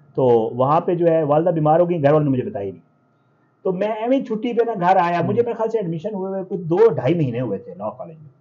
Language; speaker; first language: Urdu; non-native, local second language; Saraiki